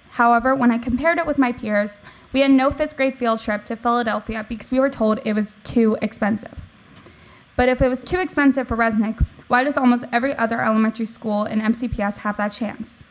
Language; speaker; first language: English; native; English